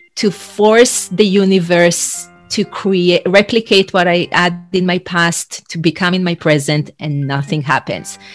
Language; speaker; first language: English; non-native, fluent; Hebrew